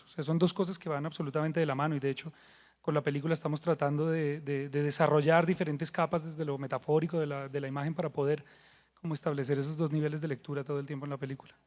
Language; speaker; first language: Spanish; native; Spanish